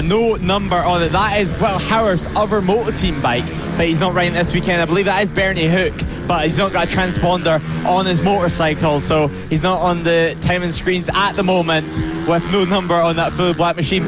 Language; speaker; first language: English; native; English